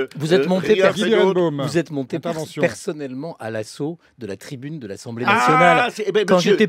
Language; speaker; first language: French; native; French